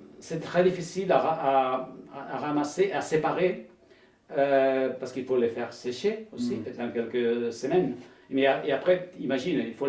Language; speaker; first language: French; non-native, fluent; Spanish